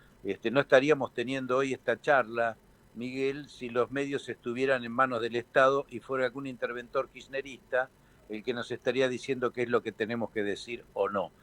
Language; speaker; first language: Spanish; native; Spanish